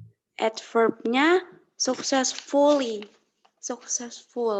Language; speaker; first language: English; non-native, learner; Indonesian